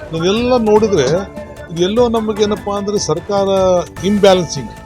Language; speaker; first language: Kannada; non-native, local second language; Lambadi